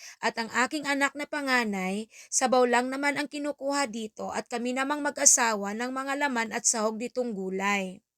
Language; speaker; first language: Filipino; native; Filipino